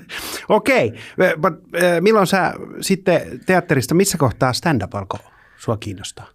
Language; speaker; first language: Finnish; native; Finnish